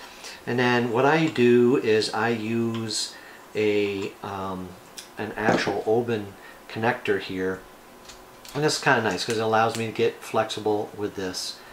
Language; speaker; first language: English; native; English